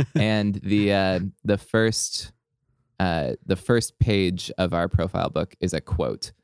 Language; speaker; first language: English; native; English